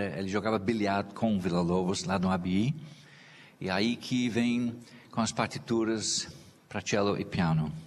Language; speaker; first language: Portuguese; non-native, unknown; English